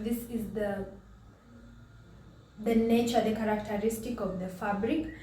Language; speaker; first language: English; non-native, local second language; Swahili